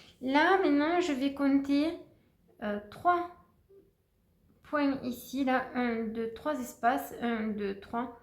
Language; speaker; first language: French; native; French